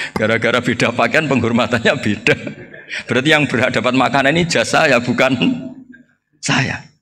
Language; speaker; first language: Indonesian; non-native, local second language; Javanese